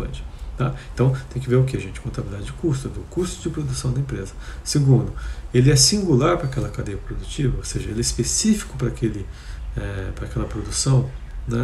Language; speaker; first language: Portuguese; native; Portuguese